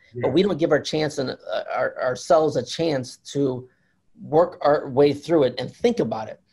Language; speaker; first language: English; native; English